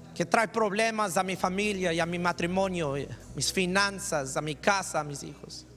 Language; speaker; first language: Spanish; early bilingual, heritage; Spanish